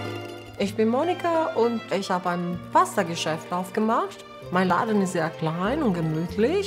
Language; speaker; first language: German; non-native, fluent; Italian